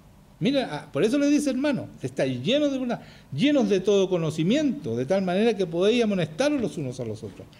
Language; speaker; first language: Spanish; native; Spanish